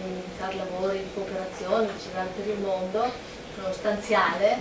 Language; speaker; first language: Italian; native; Italian